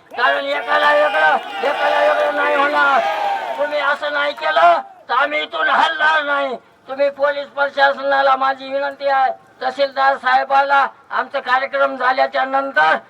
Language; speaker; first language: Marathi; non-native, local second language; Lambadi